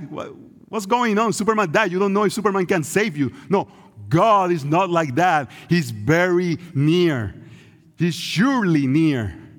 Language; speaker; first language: English; non-native, local second language; Spanish